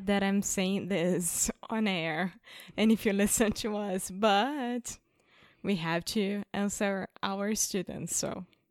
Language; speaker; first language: English; non-native, fluent; Portuguese